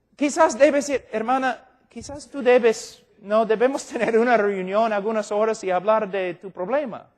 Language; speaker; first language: Spanish; non-native, fluent; English